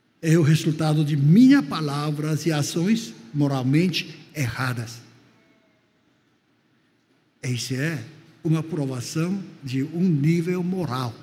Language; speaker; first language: Portuguese; non-native, fluent; Korean